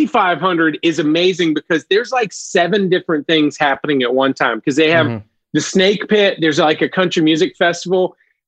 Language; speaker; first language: English; native; English